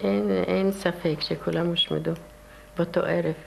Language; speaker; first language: Hebrew; non-native, fluent; Yiddish